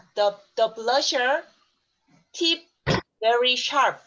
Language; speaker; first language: English; non-native, learner; Korean